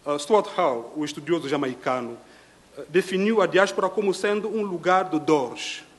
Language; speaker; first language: Portuguese; non-native, fluent; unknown